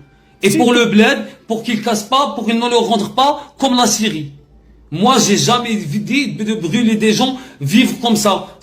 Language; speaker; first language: French; non-native, learner; Arabic